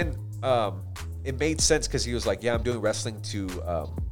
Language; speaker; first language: English; native; English